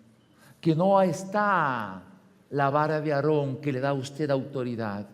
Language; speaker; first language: Spanish; native; Spanish